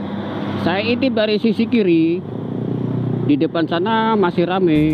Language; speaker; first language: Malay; non-native, local second language; Javanese